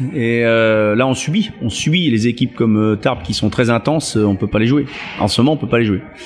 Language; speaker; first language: French; native; French